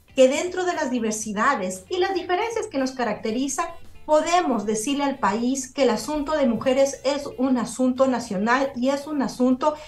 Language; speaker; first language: Spanish; native; Spanish